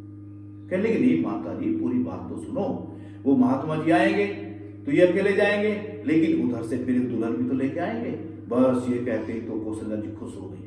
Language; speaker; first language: Hindi; native; Hindi